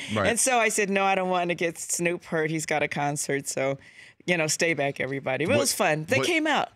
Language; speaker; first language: English; native; English